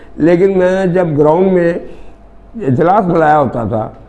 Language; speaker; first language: Urdu; non-native, local second language; Punjabi